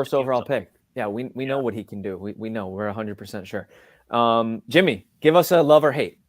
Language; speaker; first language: English; native; English